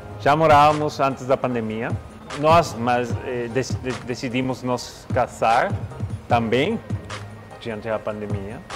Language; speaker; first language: Portuguese; non-native, learner; Spanish